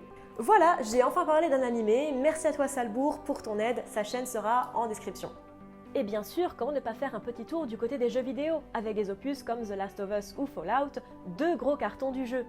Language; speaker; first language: French; native; French